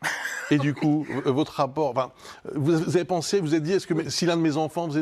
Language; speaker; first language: French; native; French